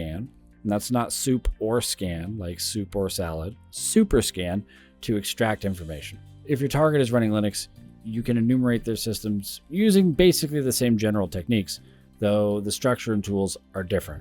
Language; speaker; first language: English; native; English